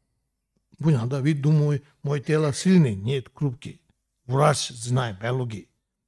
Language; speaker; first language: Russian; non-native, learner; Tibetan